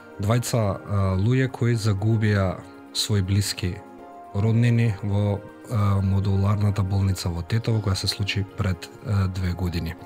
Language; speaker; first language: Macedonian; native; Macedonian